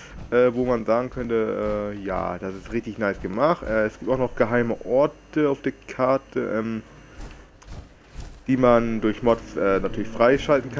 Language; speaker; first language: German; native; German